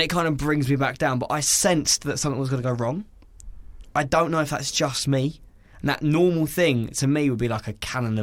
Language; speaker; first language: English; native; English